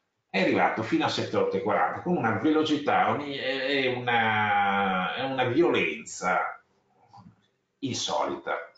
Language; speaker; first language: Italian; native; Italian